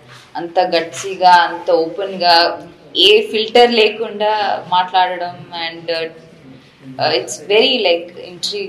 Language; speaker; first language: Telugu; non-native, fluent; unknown